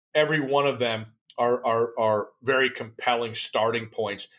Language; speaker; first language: English; native; English